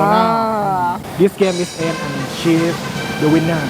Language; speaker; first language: English; non-native, learner; Thai